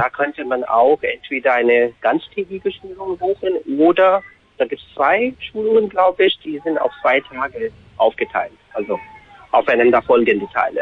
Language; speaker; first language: German; non-native, fluent; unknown